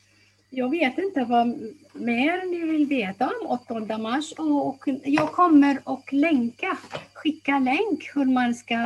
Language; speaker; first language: Swedish; non-native, fluent; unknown